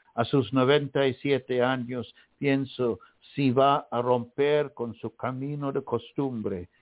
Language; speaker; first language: Spanish; non-native, fluent; English